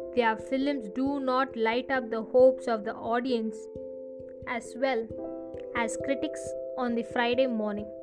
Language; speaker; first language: English; non-native, local second language; Tamil